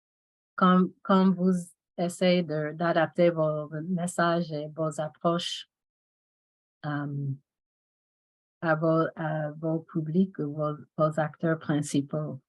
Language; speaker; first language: French; non-native, fluent; English